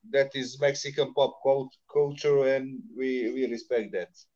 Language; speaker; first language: English; non-native, learner; Serbian